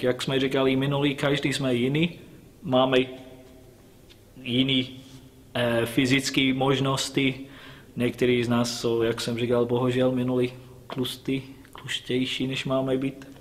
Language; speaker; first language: Czech; non-native, learner; English